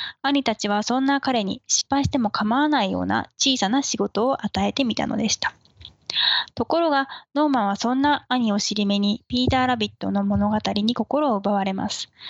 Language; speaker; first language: Japanese; native; Japanese